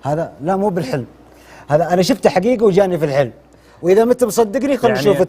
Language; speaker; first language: Arabic; native; Arabic